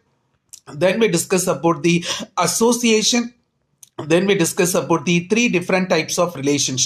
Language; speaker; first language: English; non-native, local second language; Tamil